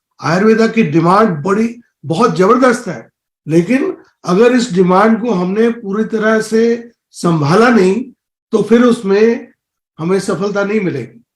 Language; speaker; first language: Hindi; native; Hindi